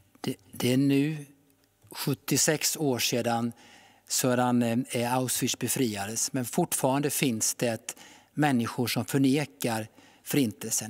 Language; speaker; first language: Swedish; native; Swedish